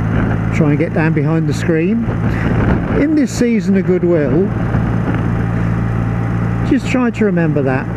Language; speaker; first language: English; native; English